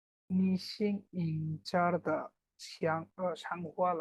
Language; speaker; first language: Chinese; non-native, learner; Bangla